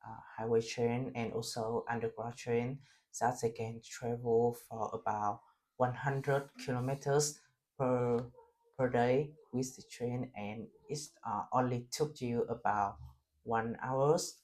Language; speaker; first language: English; non-native, learner; Vietnamese